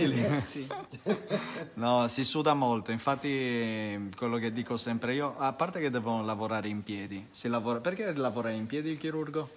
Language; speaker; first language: Italian; native; Italian